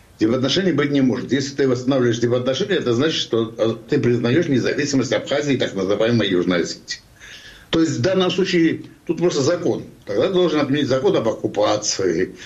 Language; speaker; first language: Russian; non-native, local second language; Georgian